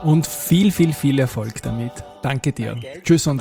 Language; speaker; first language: German; native; German